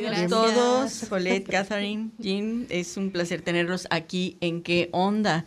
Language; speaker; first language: Spanish; native; Spanish